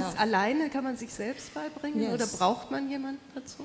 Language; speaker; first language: German; native; German